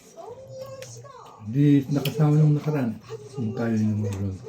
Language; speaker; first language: Filipino; native; Filipino